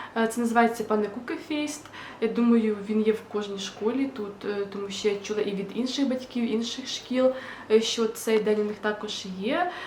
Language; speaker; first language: Ukrainian; non-native, local second language; Russian